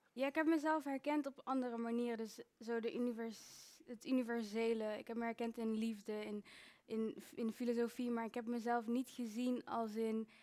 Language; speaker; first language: Dutch; early bilingual, other home language; Kinyarwanda